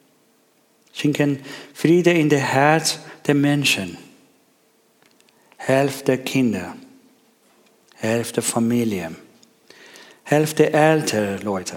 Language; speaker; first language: German; non-native, learner; Persian